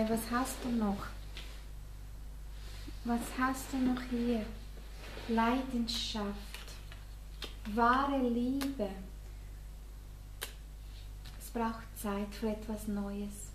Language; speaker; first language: German; non-native, fluent; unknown